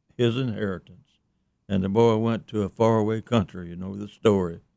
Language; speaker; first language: English; native; English